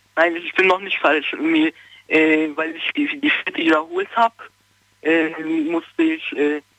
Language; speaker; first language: German; early bilingual, other home language; Turkish